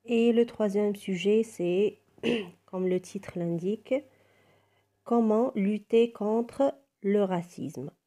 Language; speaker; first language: French; non-native, local second language; Arabic